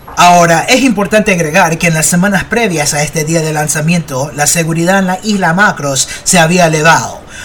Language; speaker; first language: Spanish; early bilingual, heritage; Spanish